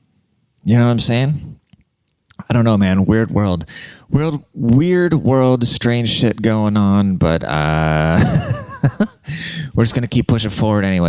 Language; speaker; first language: English; native; English